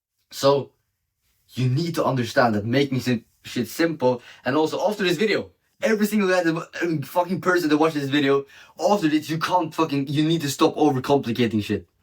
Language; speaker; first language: English; non-native, fluent; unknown